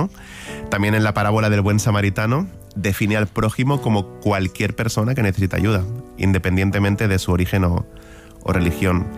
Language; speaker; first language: Spanish; native; Spanish